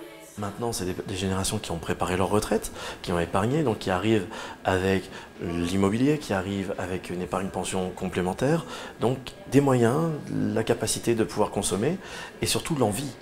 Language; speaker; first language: French; native; French